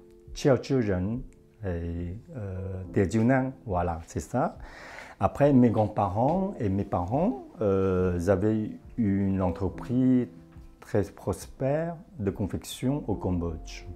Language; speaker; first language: French; non-native, fluent; Chinese